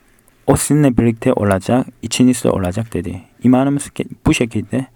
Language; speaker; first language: Turkish; non-native, fluent; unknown